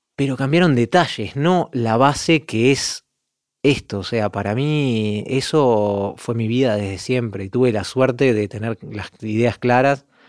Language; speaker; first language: Spanish; native; Spanish